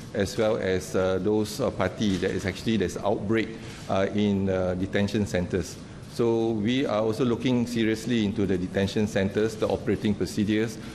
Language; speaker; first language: English; non-native, local second language; Malay